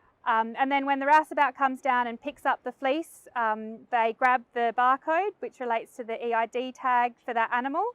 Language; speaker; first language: English; native; English